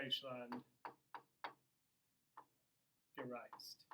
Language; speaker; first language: German; non-native, fluent; English